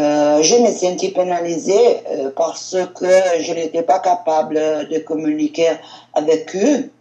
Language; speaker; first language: French; non-native, learner; Italian